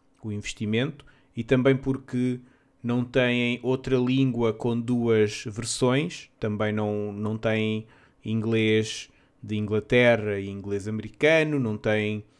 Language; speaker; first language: Portuguese; non-native, fluent; English